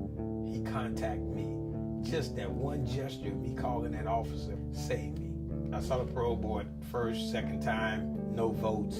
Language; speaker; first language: English; native; English